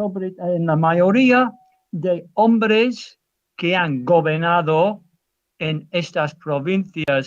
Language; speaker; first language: Spanish; non-native, learner; English